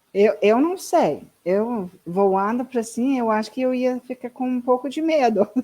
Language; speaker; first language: Portuguese; non-native, learner; English